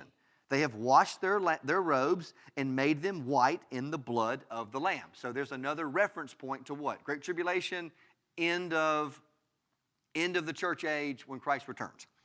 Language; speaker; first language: English; native; English